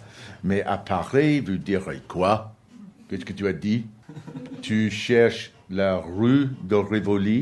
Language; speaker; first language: French; non-native, learner; English